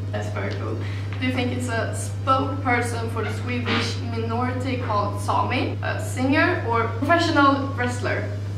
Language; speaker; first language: English; non-native, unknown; Swedish